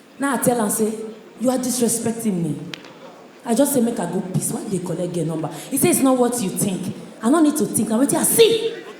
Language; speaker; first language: Nigerian Pidgin; native; Nigerian Pidgin